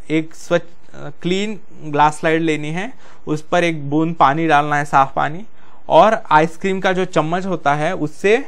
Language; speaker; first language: Hindi; non-native, local second language; Marathi